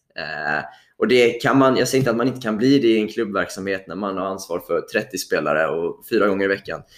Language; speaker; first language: Swedish; native; Swedish